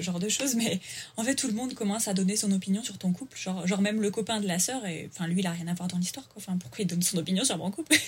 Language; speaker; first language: French; native; French